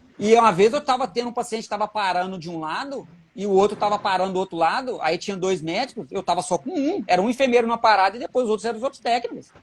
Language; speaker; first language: Portuguese; native; Portuguese